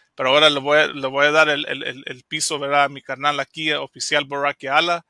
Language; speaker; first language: Spanish; early bilingual, heritage; Spanish